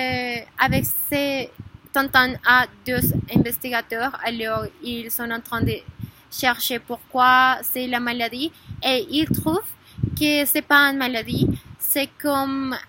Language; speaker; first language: French; non-native, learner; Spanish